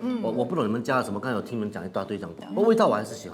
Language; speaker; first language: Chinese; native; Chinese